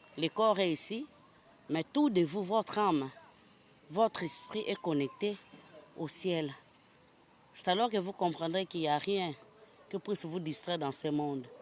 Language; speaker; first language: French; non-native, local second language; Lingala